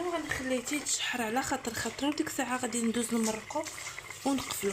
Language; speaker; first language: Arabic; native; Arabic